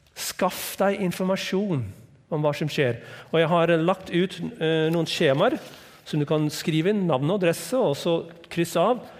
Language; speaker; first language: Norwegian; non-native, fluent; English